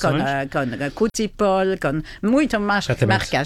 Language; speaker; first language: Portuguese; non-native, fluent; French